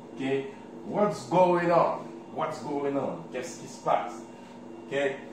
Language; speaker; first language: English; non-native, fluent; Haitian Creole